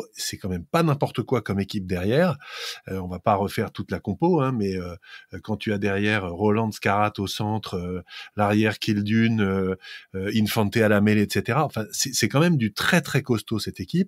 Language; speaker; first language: French; native; French